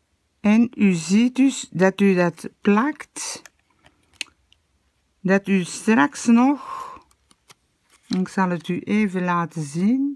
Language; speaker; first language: Dutch; native; Dutch